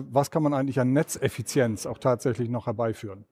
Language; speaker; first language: German; native; German